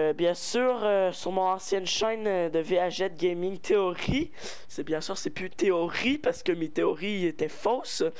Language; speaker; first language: French; native; French